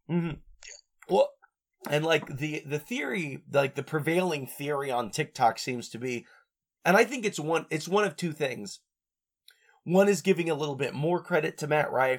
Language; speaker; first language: English; native; English